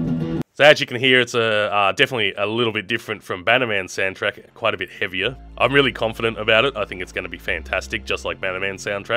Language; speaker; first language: English; native; English